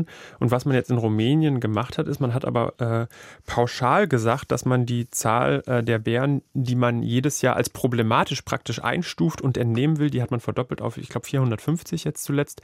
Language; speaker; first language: German; native; German